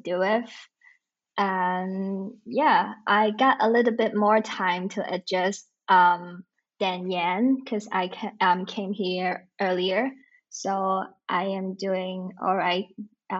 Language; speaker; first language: English; non-native, local second language; Cantonese